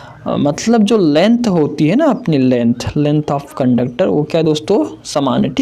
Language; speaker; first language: Hindi; native; Hindi